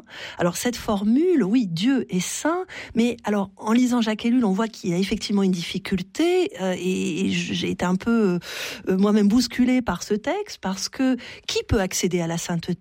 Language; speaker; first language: French; native; French